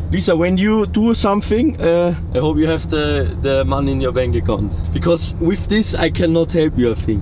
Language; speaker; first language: English; non-native, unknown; German